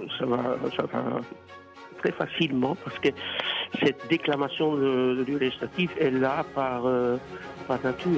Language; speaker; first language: French; non-native, fluent; Dutch